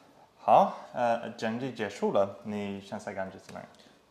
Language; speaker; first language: Chinese; non-native, learner; English